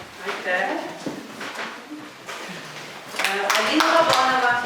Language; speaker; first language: Estonian; non-native, local second language; Russian